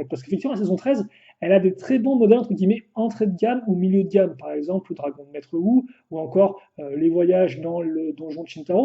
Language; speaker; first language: French; native; French